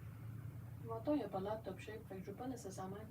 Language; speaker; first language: French; native; French